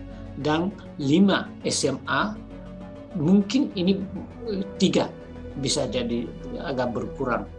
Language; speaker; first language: Indonesian; non-native, fluent; Japanese